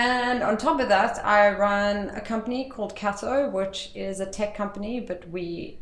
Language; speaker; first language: English; native; English